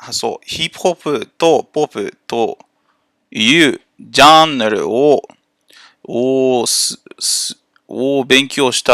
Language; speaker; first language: Japanese; non-native, learner; English